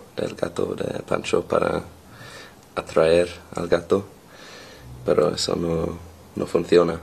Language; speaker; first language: Spanish; non-native, learner; English